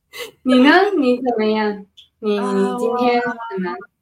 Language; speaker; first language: Chinese; non-native, fluent; Spanish